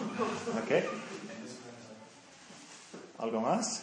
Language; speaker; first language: Spanish; non-native, fluent; English